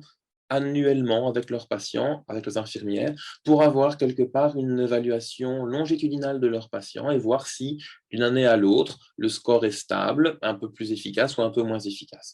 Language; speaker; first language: French; native; French